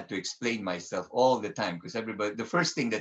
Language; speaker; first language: English; non-native, local second language; Filipino